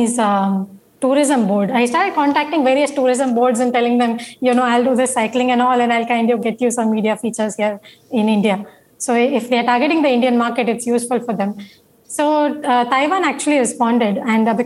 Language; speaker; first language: English; non-native, local second language; Marathi